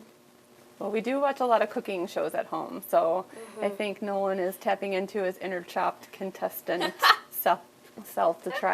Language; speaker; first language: English; native; English